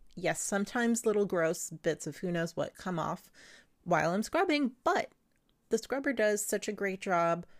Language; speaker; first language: English; non-native, local second language; Filipino